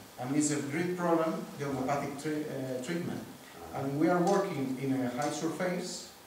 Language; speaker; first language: English; non-native, fluent; Spanish